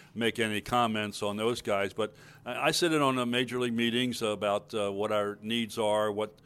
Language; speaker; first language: English; native; English